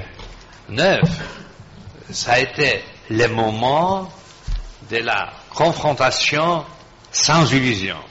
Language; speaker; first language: French; non-native, fluent; Polish